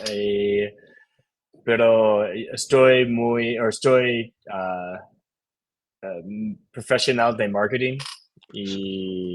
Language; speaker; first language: Spanish; non-native, learner; English